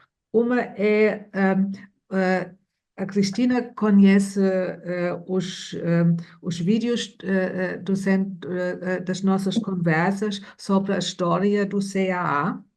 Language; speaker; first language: Portuguese; non-native, fluent; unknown